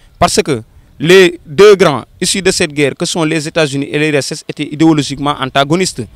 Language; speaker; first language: French; non-native, local second language; Wolof